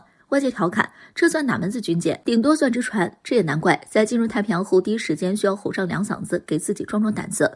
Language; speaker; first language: Chinese; native; Chinese